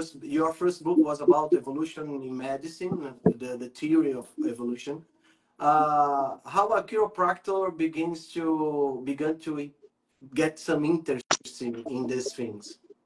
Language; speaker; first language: English; non-native, fluent; Portuguese